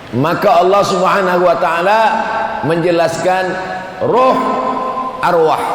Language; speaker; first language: Malay; native; Malay